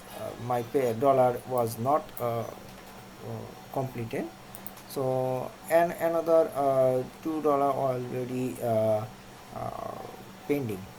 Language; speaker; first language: English; non-native, local second language; Bangla